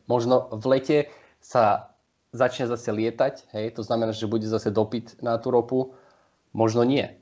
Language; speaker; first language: Slovak; early bilingual, heritage; Slovak